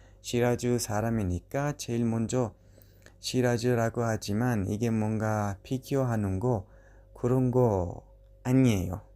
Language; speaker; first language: Korean; non-native, fluent; Persian